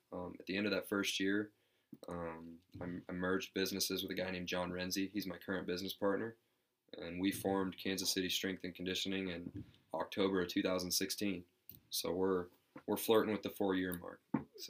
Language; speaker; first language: English; native; English